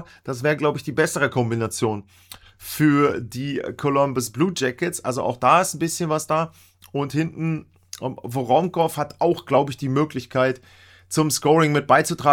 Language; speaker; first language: German; native; German